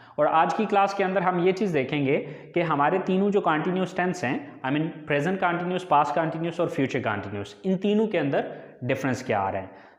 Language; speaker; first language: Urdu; native; Urdu